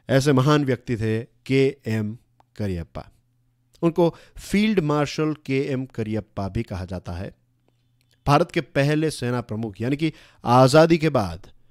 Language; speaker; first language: Hindi; non-native, local second language; Gujarati